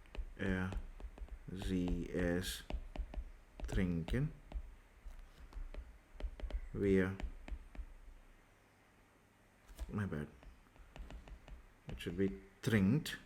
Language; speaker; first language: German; non-native, learner; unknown